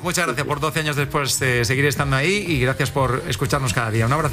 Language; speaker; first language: Spanish; native; Spanish